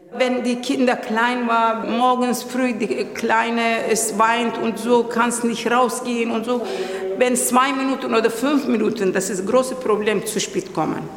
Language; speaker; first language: German; non-native, learner; Turkish